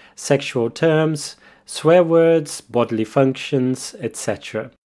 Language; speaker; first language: English; non-native, fluent; Portuguese